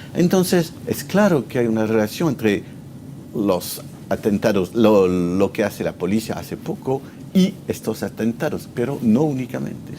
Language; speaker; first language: Spanish; non-native, fluent; French